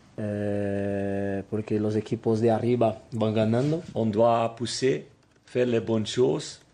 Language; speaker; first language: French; non-native, learner; Spanish